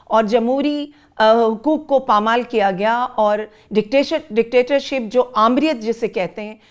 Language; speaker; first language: Urdu; native; Urdu